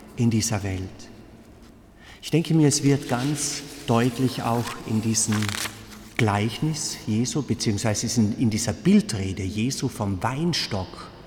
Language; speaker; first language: German; native; German